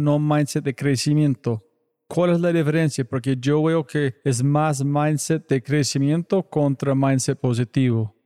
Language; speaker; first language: Spanish; non-native, fluent; English